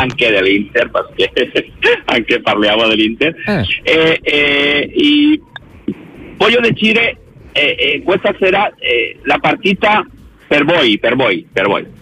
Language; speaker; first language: Italian; non-native, learner; Spanish